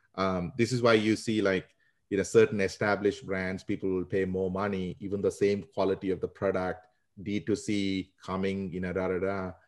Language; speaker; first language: English; non-native, local second language; Sinhala